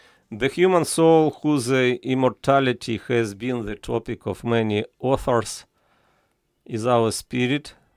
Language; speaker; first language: English; non-native, fluent; Ukrainian